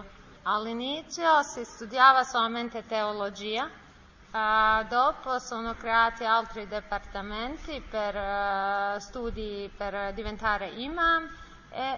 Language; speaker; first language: Italian; non-native, learner; Bosnian